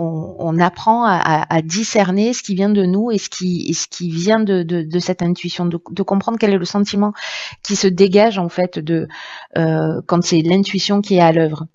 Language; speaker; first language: French; native; French